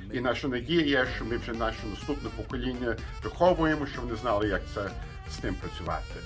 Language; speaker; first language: Ukrainian; early bilingual, heritage; Ukrainian